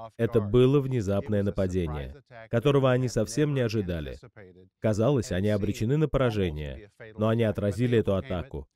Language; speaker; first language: Russian; non-native, fluent; English